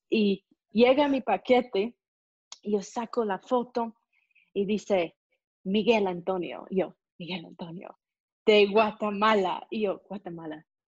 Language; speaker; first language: Spanish; non-native, fluent; English